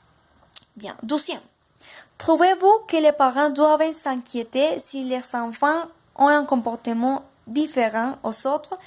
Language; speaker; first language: French; non-native, learner; Spanish